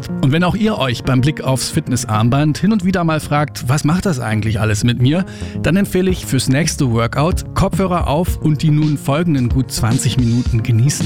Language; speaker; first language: German; native; German